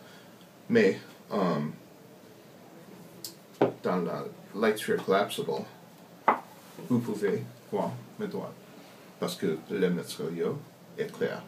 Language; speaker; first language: French; non-native, learner; English